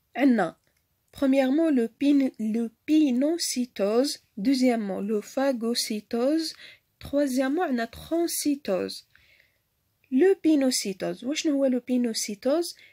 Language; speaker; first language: French; non-native, local second language; Arabic